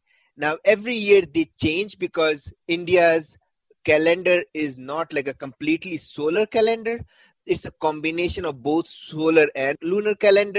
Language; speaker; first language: English; non-native, local second language; Hindi